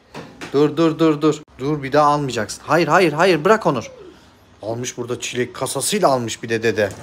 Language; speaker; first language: Turkish; native; Turkish